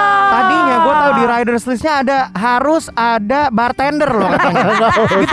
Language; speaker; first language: Indonesian; native; Indonesian